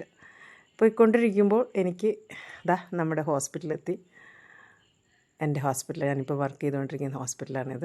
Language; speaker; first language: Malayalam; native; Malayalam